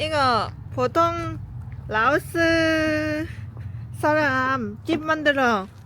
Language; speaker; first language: Korean; non-native, learner; Lao